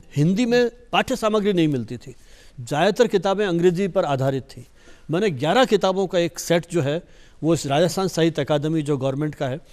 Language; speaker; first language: Hindi; native; Hindi